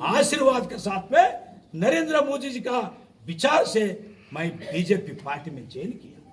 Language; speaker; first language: Hindi; non-native, local second language; Telugu